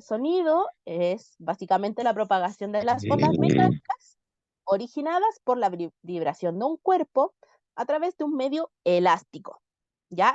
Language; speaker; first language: Spanish; native; Spanish